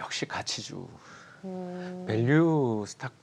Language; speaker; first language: Korean; native; Korean